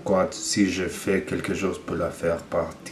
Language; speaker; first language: French; non-native, learner; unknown